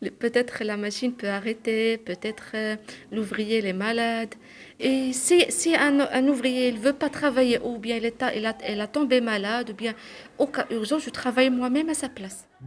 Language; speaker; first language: French; non-native, local second language; Arabic